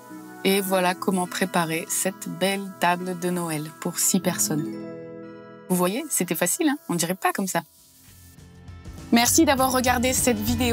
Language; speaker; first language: French; native; French